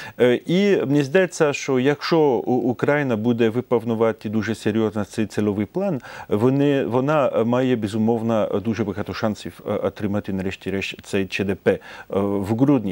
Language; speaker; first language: Ukrainian; non-native, fluent; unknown